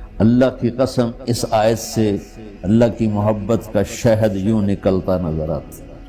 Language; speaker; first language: Urdu; non-native, local second language; Punjabi